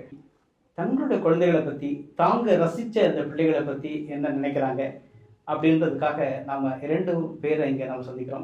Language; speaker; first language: Tamil; native; Tamil